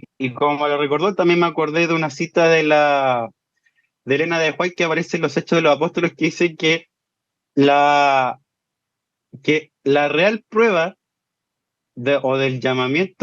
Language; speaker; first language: Spanish; native; Spanish